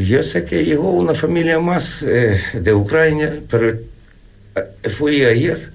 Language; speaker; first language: Spanish; non-native, learner; Ukrainian